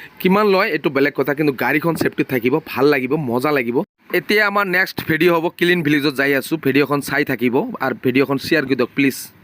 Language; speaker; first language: Assamese; non-native, local second language; Bangla